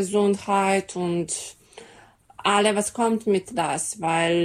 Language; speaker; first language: German; non-native, learner; Serbian